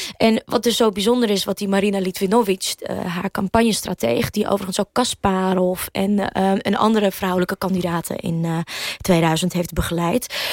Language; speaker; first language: Dutch; early bilingual, other home language; Russian